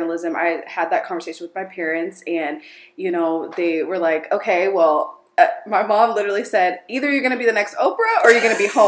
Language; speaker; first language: English; early bilingual, other home language; Amharic